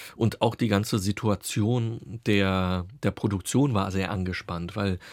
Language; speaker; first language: German; native; German